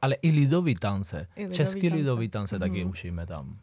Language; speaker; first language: Czech; non-native, fluent; Spanish